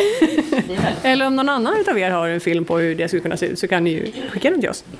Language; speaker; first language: Swedish; non-native, fluent; English